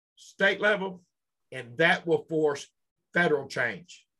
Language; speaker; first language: English; native; English